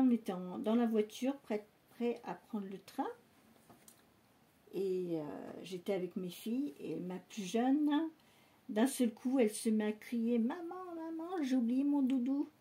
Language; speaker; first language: French; native; French